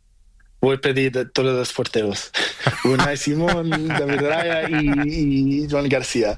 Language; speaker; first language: Spanish; non-native, learner; Portuguese